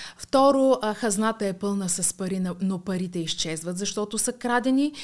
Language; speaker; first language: Bulgarian; native; Bulgarian